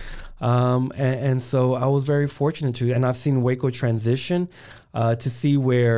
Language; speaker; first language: English; early bilingual, other home language; Spanish